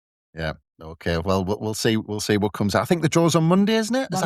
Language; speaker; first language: English; native; English